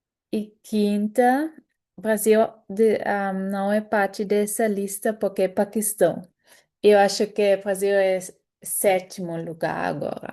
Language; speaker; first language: Portuguese; non-native, fluent; German